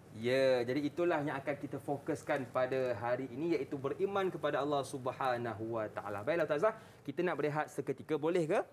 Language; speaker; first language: Malay; native; Malay